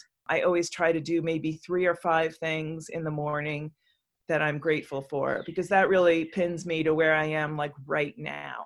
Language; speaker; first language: English; native; English